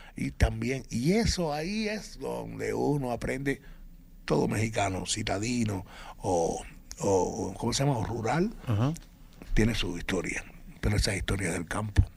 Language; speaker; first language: Spanish; native; Spanish